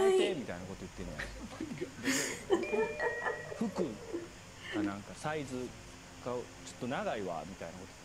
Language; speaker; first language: Japanese; native; Japanese